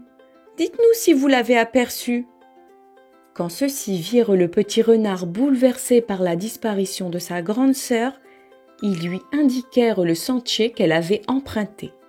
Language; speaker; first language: French; native; French